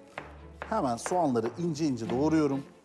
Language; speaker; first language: Turkish; native; Turkish